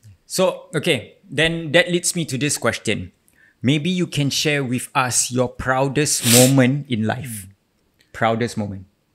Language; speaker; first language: English; non-native, local second language; Malay